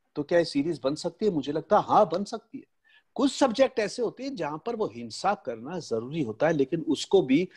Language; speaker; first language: Hindi; native; Hindi